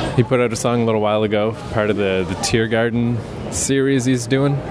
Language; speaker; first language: English; native; English